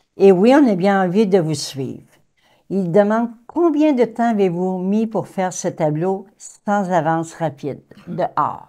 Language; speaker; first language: French; native; French